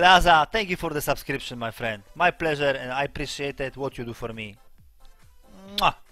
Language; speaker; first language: English; non-native, learner; Polish